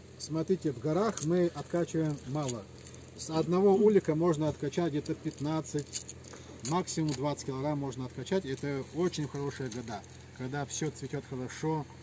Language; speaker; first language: Russian; non-native, local second language; Adyghe